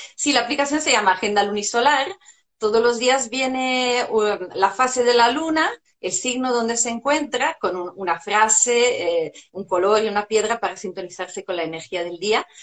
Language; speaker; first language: Spanish; non-native, fluent; Italian